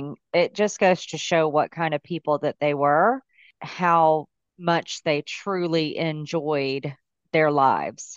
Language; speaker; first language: English; native; English